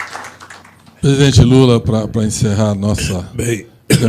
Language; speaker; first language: Portuguese; native; Portuguese